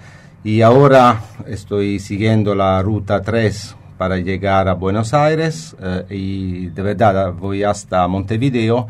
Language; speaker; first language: Spanish; non-native, fluent; Italian